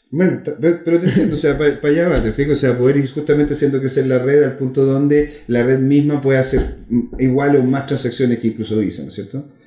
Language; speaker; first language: Spanish; native; Spanish